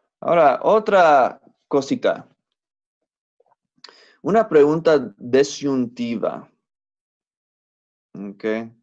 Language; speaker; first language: Spanish; non-native, fluent; English